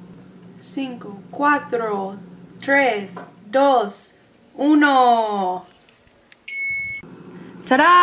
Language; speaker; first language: Spanish; non-native, learner; English